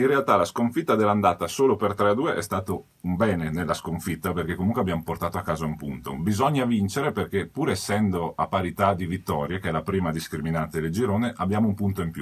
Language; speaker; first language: Italian; native; Italian